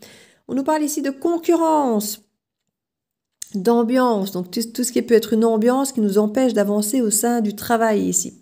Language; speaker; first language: French; native; French